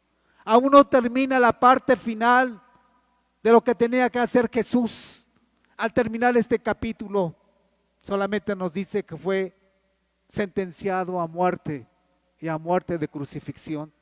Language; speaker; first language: Spanish; native; Spanish